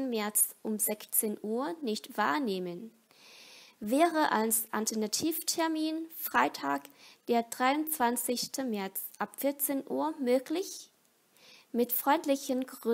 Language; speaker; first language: German; non-native, fluent; Vietnamese